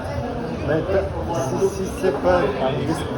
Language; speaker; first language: French; non-native, fluent; Korean